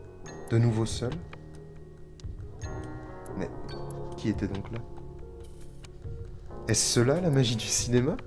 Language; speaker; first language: French; native; French